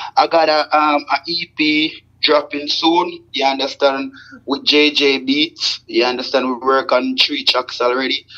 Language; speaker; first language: English; non-native, local second language; Jamaican Creole English